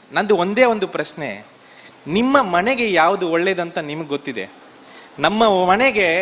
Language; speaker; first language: Kannada; non-native, local second language; Tamil